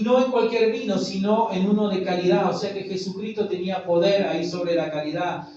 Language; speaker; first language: Spanish; native; Spanish